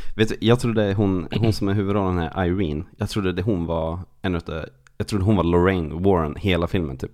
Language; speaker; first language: Swedish; native; Swedish